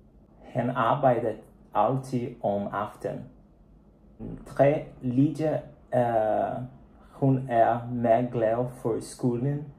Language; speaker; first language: Danish; non-native, learner; Portuguese